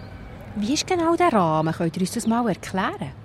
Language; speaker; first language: German; native; German